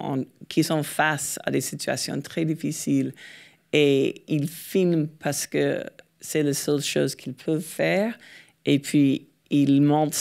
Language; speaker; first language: French; non-native, fluent; English